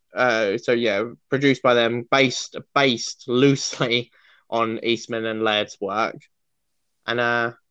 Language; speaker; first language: English; native; English